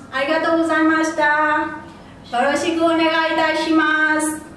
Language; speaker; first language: Japanese; non-native, learner; Burmese